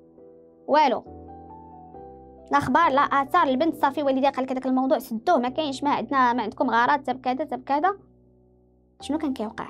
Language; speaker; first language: Arabic; native; Arabic